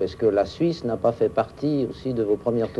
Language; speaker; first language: French; native; French